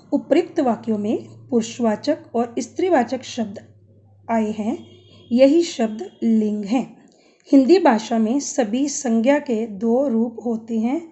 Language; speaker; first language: Hindi; native; Hindi